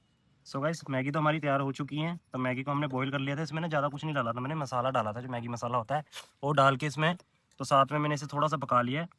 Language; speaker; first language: Hindi; non-native, local second language; Punjabi